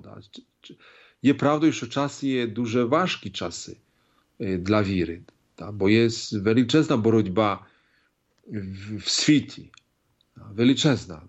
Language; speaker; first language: Polish; non-native, learner; Ukrainian